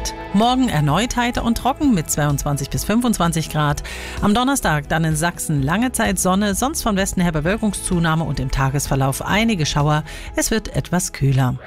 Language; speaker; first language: German; native; German